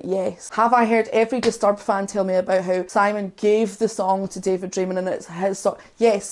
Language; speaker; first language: English; native; English